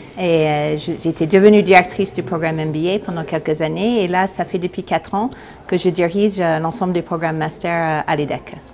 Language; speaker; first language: French; non-native, fluent; English